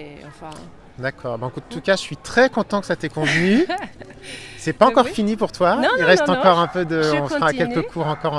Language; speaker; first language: French; native; French